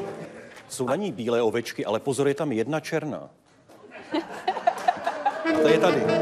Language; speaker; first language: Czech; native; Czech